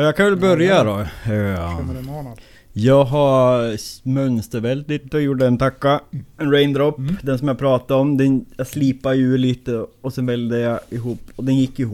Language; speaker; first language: Swedish; native; Swedish